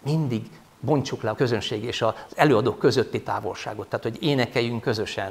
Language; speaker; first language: Hungarian; native; Hungarian